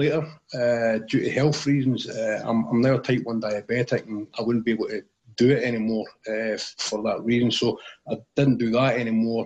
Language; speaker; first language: English; native; English